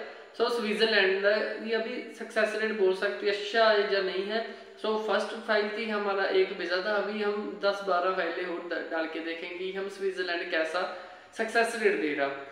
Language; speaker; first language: Hindi; non-native, local second language; Punjabi